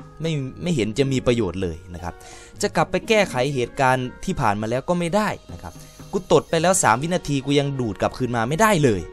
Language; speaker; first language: Thai; native; Thai